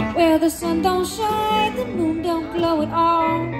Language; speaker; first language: English; native; English